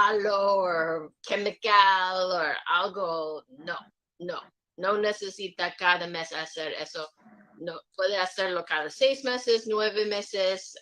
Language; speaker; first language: Spanish; non-native, learner; English